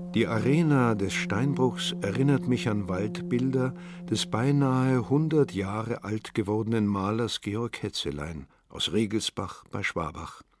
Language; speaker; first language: German; native; German